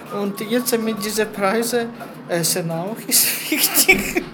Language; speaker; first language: German; non-native, learner; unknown